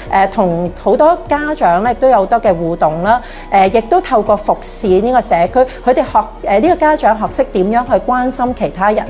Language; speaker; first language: Cantonese; native; Cantonese